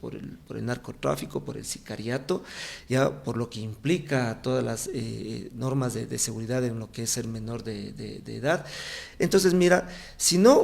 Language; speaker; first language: Spanish; native; Spanish